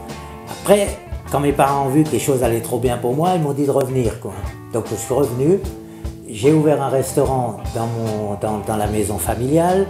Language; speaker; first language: French; native; French